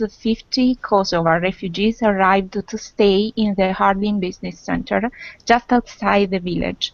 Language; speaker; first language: English; non-native, fluent; Italian